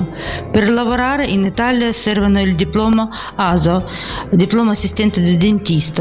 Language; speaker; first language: Italian; non-native, learner; Ukrainian